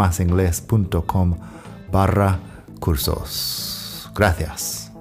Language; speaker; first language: Spanish; non-native, fluent; English